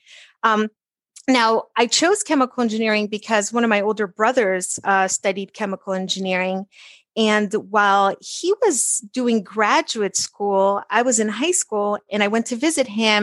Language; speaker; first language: English; early bilingual, other home language; Portuguese